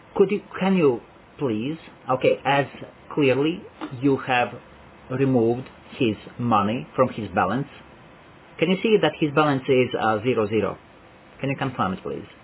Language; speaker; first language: English; non-native, fluent; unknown